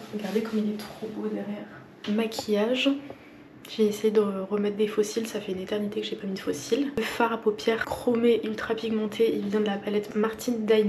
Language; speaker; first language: French; native; French